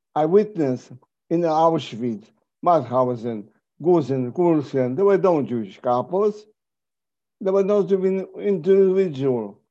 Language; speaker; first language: English; non-native, fluent; Polish